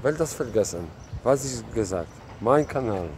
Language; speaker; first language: German; non-native, learner; Polish